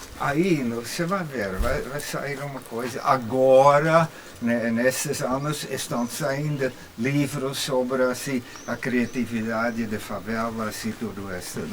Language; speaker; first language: Portuguese; non-native, fluent; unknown